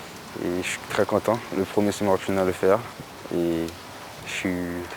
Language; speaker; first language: French; non-native, fluent; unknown